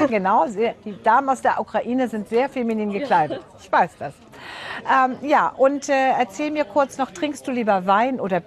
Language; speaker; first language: German; native; German